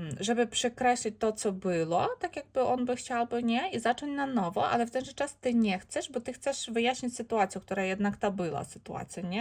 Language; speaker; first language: Polish; non-native, learner; Ukrainian